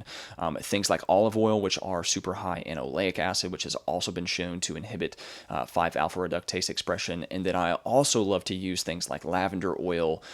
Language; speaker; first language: English; native; English